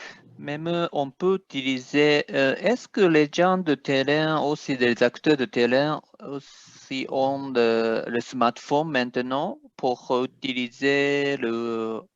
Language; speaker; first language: French; non-native, fluent; Japanese